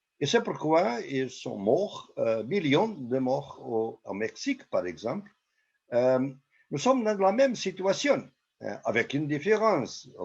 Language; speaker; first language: French; non-native, fluent; Portuguese